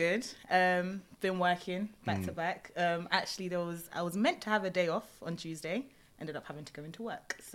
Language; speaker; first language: English; native; English